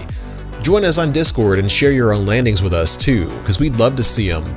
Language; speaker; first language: English; native; English